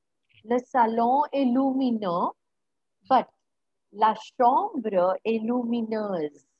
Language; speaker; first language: French; non-native, fluent; Marathi